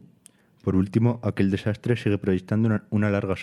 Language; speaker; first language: Spanish; native; Spanish